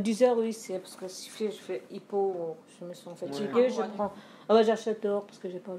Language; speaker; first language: French; non-native, learner; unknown